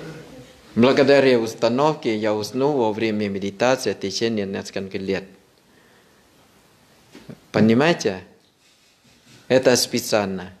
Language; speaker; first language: Russian; non-native, fluent; Thai